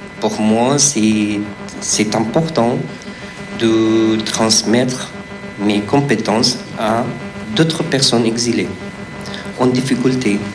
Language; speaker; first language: French; non-native, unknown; Persian